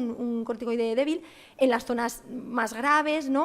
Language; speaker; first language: Spanish; native; Spanish